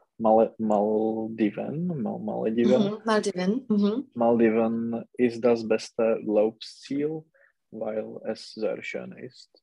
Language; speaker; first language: German; non-native, learner; Czech